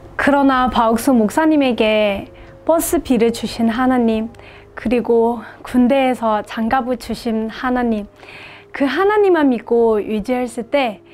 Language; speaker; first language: Korean; non-native, fluent; Burmese